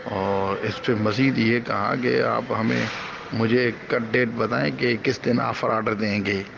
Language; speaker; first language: Urdu; non-native, local second language; Sindhi